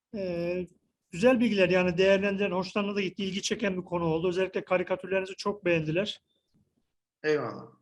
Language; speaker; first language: Turkish; native; Turkish